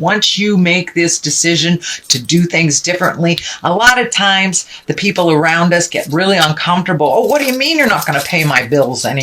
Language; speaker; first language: English; native; English